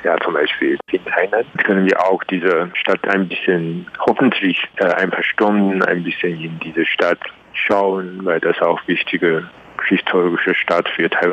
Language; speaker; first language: German; non-native, learner; Chinese